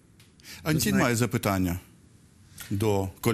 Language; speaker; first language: Ukrainian; native; Ukrainian